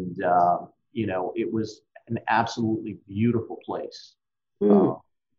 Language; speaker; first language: English; native; English